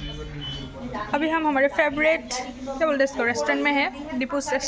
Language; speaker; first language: Hindi; non-native, local second language; Assamese